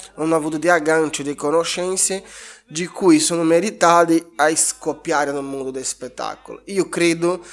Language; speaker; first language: Italian; non-native, fluent; Portuguese